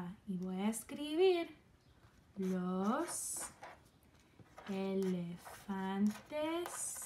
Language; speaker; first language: Spanish; non-native, fluent; English